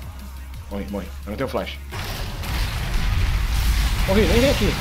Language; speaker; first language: Portuguese; native; Portuguese